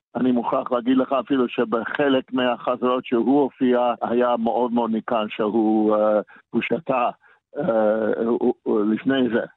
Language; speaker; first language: Hebrew; non-native, fluent; English